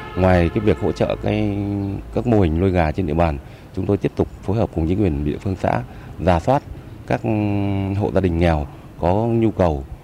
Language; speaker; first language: Vietnamese; native; Vietnamese